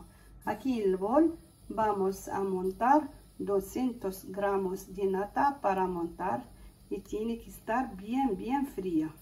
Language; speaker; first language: Spanish; non-native, fluent; Arabic